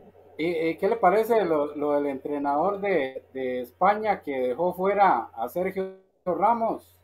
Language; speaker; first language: Spanish; native; Spanish